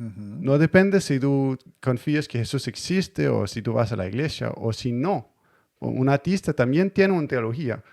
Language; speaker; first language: Spanish; non-native, learner; Danish